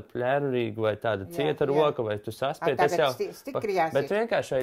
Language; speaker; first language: Latvian; native; Latvian